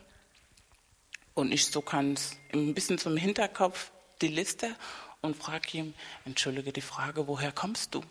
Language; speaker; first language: German; non-native, fluent; Spanish